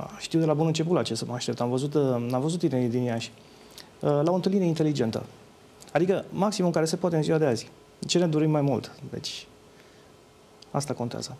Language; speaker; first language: Romanian; native; Romanian